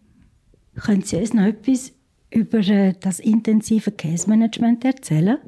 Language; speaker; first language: German; native; German